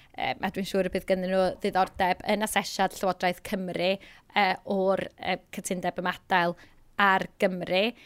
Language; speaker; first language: Welsh; native; Welsh